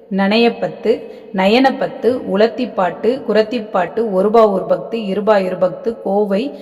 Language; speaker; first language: Tamil; native; Tamil